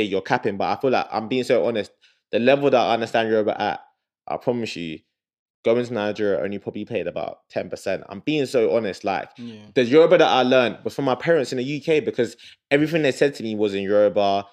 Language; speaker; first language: English; native; English